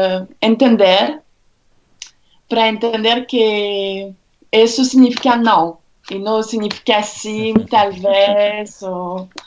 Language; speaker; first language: Portuguese; non-native, fluent; French